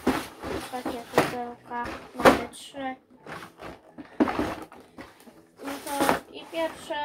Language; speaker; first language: Polish; early bilingual, heritage; Polish